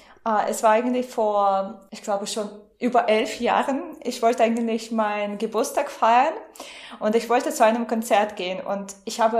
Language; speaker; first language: German; non-native, fluent; Russian